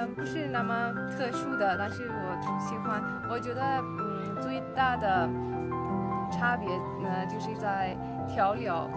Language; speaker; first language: Chinese; non-native, fluent; Persian